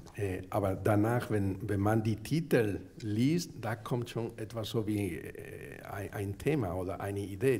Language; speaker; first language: German; non-native, fluent; Spanish